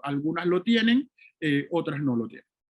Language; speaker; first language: Spanish; native; Spanish